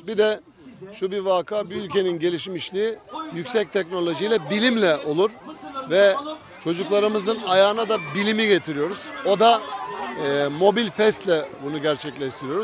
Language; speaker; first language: Turkish; native; Turkish